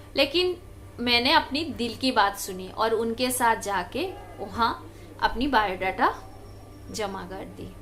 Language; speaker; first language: Hindi; non-native, local second language; Bangla